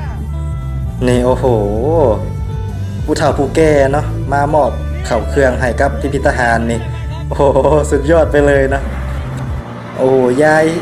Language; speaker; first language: Thai; non-native, local second language; Northeastern Thai